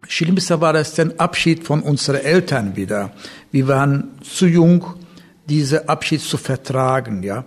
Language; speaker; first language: German; non-native, fluent; Turkish